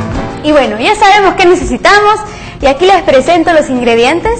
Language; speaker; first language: Spanish; native; Spanish